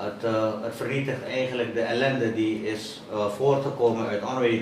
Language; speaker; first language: Dutch; native; Dutch